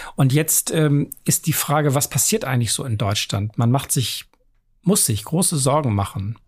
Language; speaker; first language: German; native; German